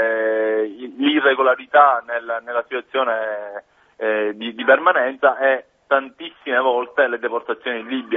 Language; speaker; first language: Italian; native; Italian